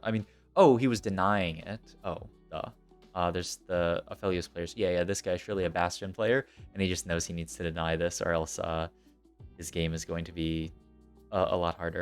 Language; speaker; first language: English; native; English